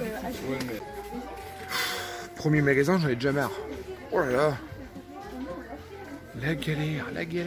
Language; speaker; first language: French; native; French